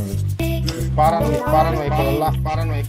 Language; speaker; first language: Italian; native; Italian